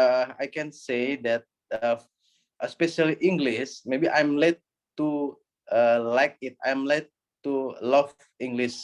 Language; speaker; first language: English; non-native, learner; Indonesian